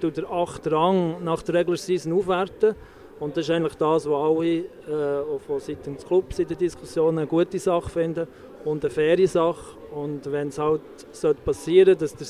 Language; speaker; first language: German; native; German